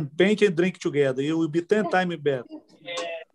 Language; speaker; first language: English; non-native, learner; Portuguese